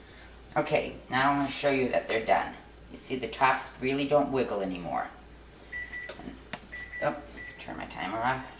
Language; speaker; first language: English; native; English